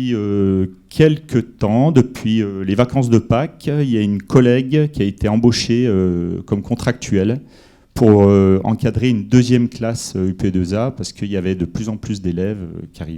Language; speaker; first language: French; native; French